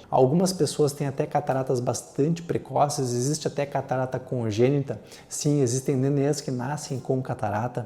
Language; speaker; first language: Portuguese; native; Portuguese